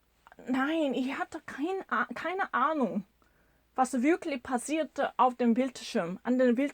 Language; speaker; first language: German; non-native, learner; Korean